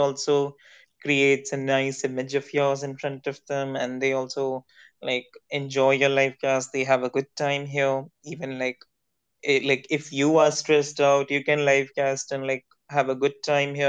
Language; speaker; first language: English; non-native, local second language; Hindi